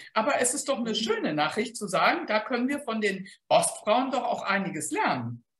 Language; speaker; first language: German; native; German